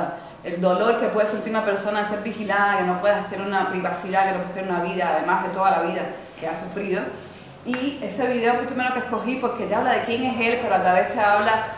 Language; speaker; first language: Spanish; native; Spanish